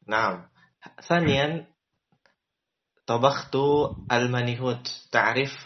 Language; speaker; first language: Arabic; non-native, learner; Indonesian